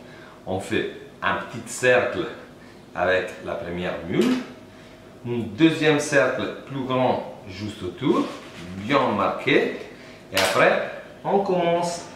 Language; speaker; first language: French; non-native, fluent; Italian